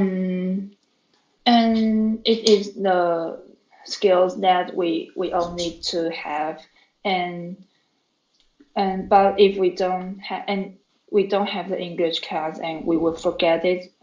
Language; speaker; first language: English; non-native, learner; Chinese